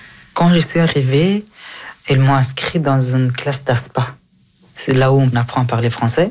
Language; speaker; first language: French; early bilingual, other home language; Hazaragi